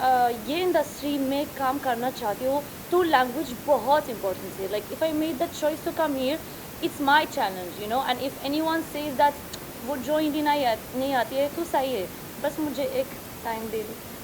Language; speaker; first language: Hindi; non-native, learner; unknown